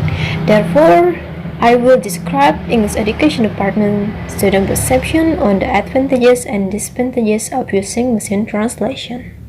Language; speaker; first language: English; non-native, learner; Indonesian